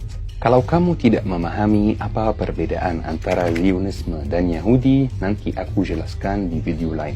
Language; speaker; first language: Indonesian; non-native, fluent; Arabic